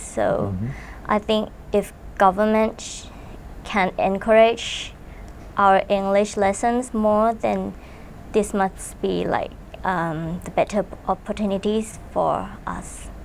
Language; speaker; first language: English; non-native, fluent; Thai